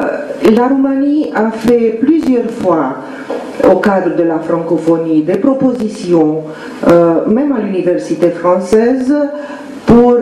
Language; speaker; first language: French; non-native, fluent; Romanian